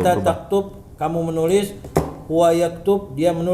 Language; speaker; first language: Indonesian; native; Indonesian